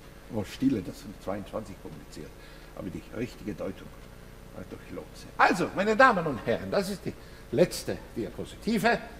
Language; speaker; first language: German; non-native, fluent; Turkish